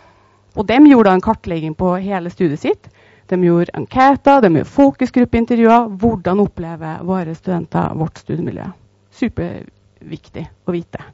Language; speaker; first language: Norwegian; native; Norwegian